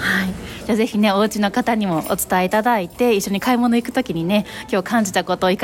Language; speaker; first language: Japanese; native; Japanese